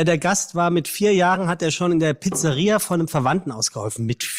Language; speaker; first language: German; native; German